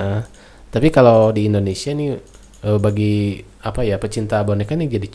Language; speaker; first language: Indonesian; native; Indonesian